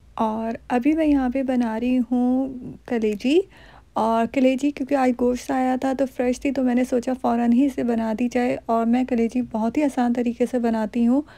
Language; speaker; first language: Urdu; native; Urdu